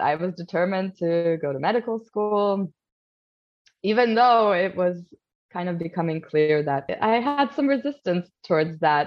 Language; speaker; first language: English; non-native, fluent; Polish